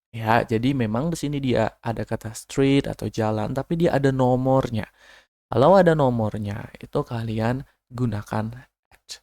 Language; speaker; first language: Indonesian; native; Indonesian